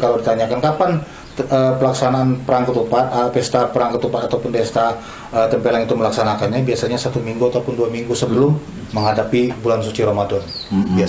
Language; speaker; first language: Malay; native; Malay